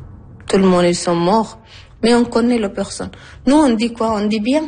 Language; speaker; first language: French; non-native, learner; Arabic